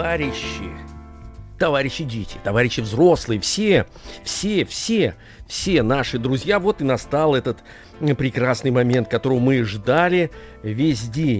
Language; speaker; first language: Russian; native; Russian